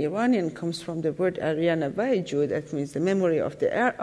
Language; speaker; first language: English; non-native, fluent; Persian